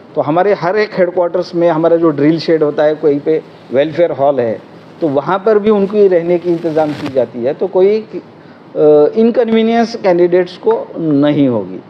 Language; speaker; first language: Hindi; non-native, local second language; Marathi